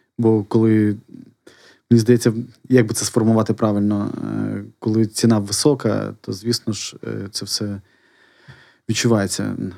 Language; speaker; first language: Ukrainian; non-native, local second language; Russian